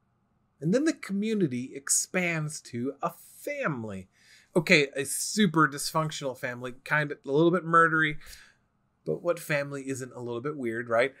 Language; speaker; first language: English; native; English